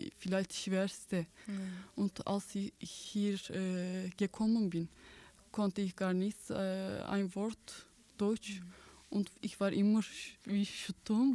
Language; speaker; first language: German; non-native, learner; Kurdish